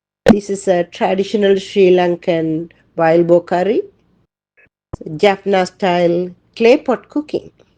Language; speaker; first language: English; non-native, local second language; Tamil